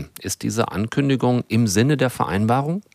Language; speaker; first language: German; native; German